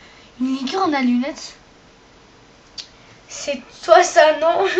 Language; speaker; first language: French; native; French